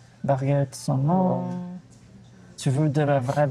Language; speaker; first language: French; non-native, fluent; Portuguese